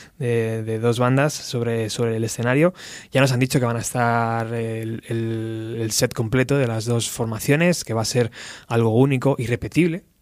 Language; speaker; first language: Spanish; native; Spanish